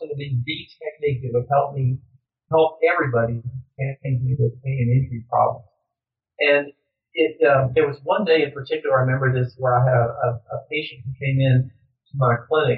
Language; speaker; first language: English; native; English